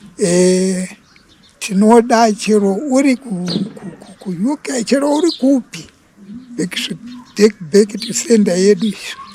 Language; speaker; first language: Shona; non-native, local second language; Venda